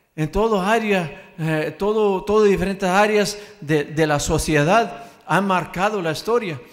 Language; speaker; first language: Spanish; early bilingual, heritage; Spanish